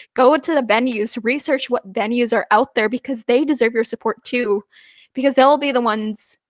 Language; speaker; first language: English; non-native, fluent; Punjabi